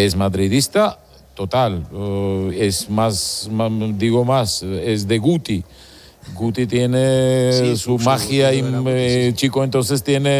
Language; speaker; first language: Spanish; non-native, learner; Georgian